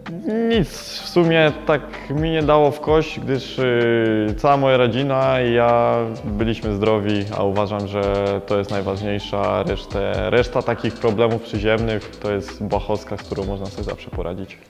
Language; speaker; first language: Polish; native; Polish